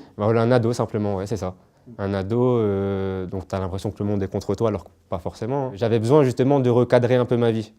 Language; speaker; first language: French; native; French